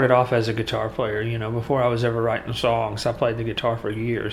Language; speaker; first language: English; native; English